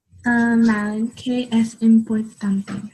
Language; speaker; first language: Spanish; non-native, learner; English